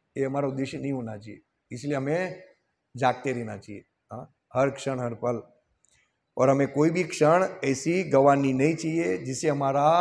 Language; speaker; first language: Hindi; non-native, local second language; Gujarati